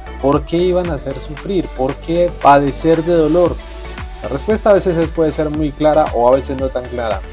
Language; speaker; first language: Spanish; native; Spanish